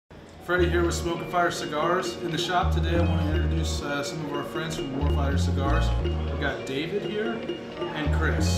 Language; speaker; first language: English; native; English